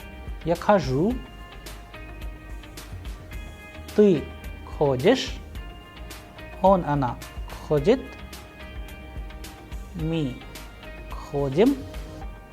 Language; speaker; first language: Russian; non-native, fluent; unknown